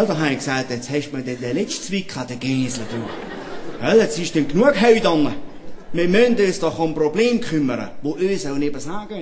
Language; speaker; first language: German; native; German